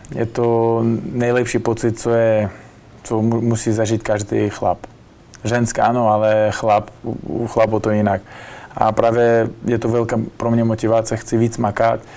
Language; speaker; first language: Czech; non-native, fluent; Uzbek